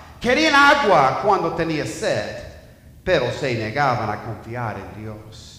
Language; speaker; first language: Spanish; non-native, fluent; English